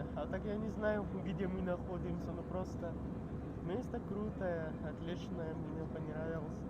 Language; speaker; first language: Russian; non-native, learner; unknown